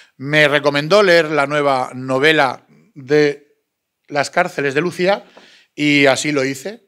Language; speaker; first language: Spanish; native; Spanish